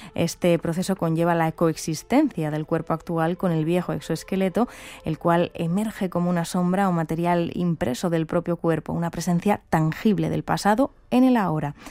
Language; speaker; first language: Spanish; native; Spanish